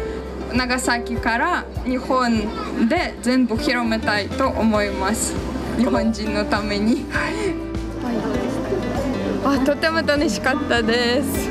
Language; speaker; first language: Japanese; non-native, learner; Ukrainian